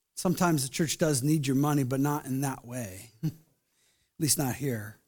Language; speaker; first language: English; native; English